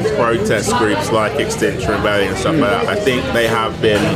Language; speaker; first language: English; native; English